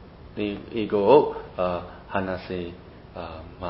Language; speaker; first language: Japanese; non-native, learner; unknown